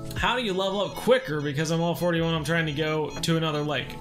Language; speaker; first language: English; native; English